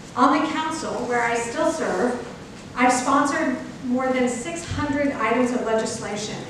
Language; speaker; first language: English; native; English